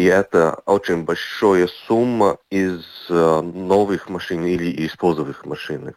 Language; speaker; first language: Russian; non-native, local second language; Latvian